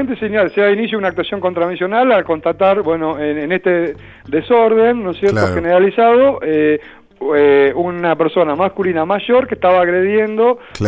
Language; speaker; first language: Spanish; native; Spanish